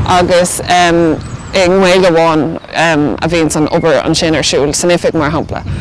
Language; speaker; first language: Irish; non-native, local second language; English